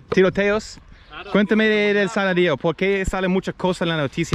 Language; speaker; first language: Spanish; native; Spanish